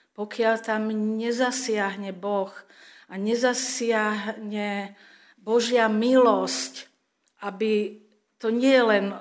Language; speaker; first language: Slovak; non-native, local second language; German